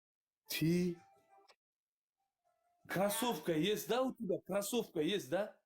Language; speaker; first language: Russian; non-native, learner; Uzbek